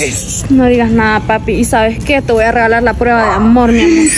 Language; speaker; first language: Spanish; native; Spanish